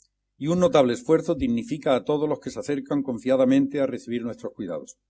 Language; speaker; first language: Spanish; native; Spanish